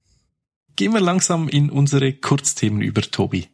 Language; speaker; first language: German; native; German